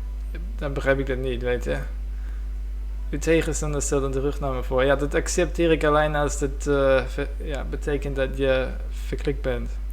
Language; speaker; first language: Dutch; non-native, fluent; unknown